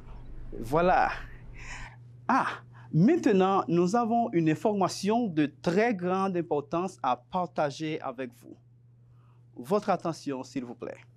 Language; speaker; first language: French; non-native, fluent; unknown